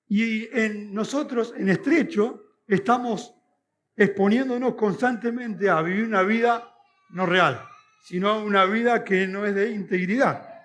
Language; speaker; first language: Spanish; native; Spanish